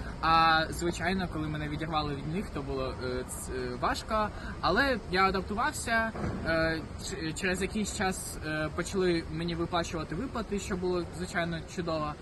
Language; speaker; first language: Ukrainian; non-native, local second language; Russian